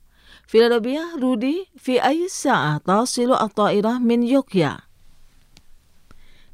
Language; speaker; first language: Arabic; non-native, fluent; Indonesian